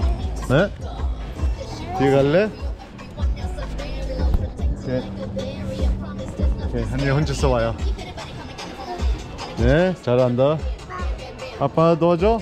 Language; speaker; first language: Korean; early bilingual, heritage; English